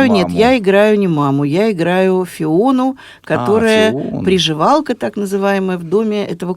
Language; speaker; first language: Russian; native; Russian